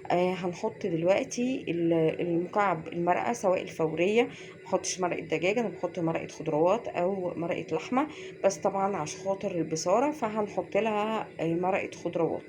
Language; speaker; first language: Arabic; native; Arabic